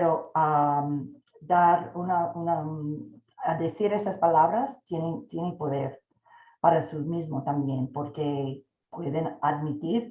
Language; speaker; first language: Spanish; non-native, fluent; English